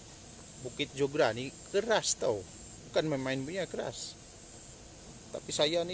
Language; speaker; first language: Malay; native; Malay